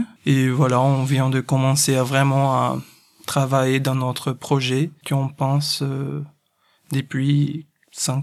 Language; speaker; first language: French; non-native, fluent; Portuguese